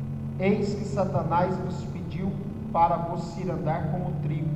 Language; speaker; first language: Portuguese; native; Portuguese